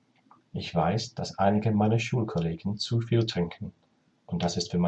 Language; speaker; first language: German; non-native, learner; English